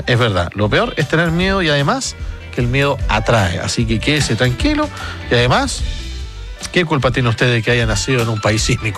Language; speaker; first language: Spanish; native; Spanish